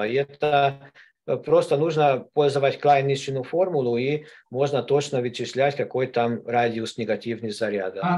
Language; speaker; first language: Russian; non-native, learner; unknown